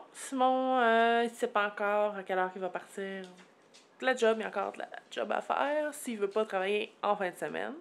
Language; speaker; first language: French; native; French